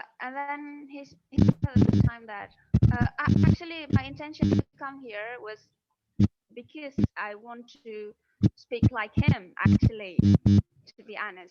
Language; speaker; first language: English; non-native, fluent; Indonesian